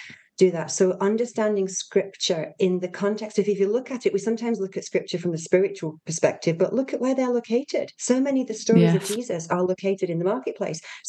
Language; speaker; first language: English; native; English